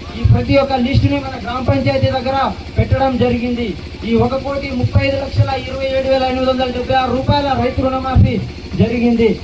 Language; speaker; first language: Telugu; native; Telugu